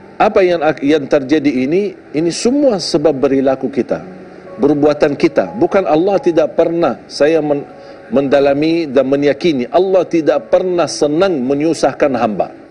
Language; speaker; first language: Indonesian; non-native, fluent; Arabic